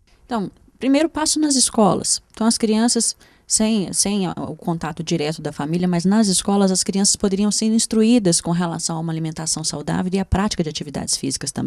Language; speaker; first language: Portuguese; native; Portuguese